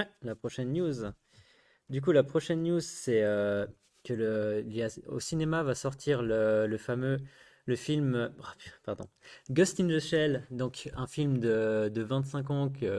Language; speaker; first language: French; native; French